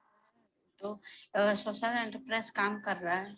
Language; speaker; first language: Hindi; non-native, local second language; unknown